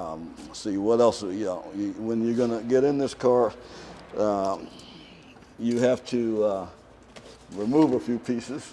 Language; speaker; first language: English; native; English